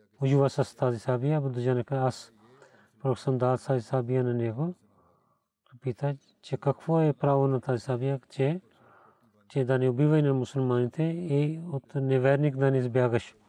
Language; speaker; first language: Bulgarian; non-native, learner; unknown